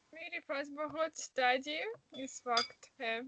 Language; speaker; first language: Hindi; non-native, learner; Russian